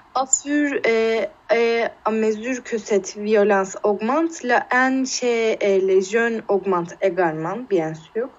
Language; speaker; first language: French; non-native, learner; Turkish